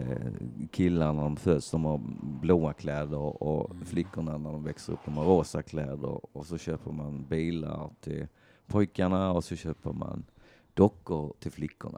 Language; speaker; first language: Swedish; native; Swedish